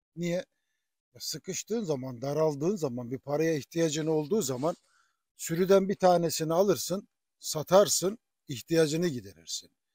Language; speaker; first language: Turkish; native; Turkish